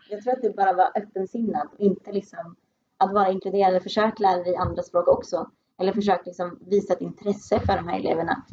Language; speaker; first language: Swedish; native; Swedish